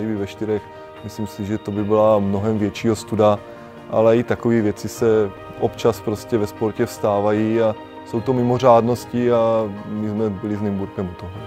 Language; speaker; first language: Czech; native; Czech